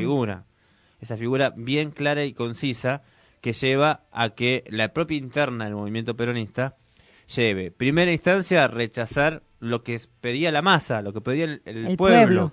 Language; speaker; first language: Spanish; native; Spanish